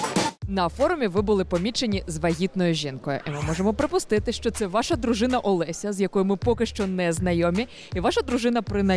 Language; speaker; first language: Ukrainian; native; Ukrainian